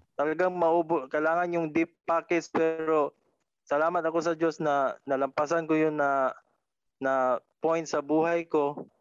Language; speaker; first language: Filipino; non-native, local second language; Cebuano